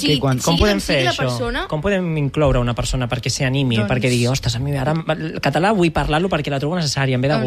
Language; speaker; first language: Catalan; native; Catalan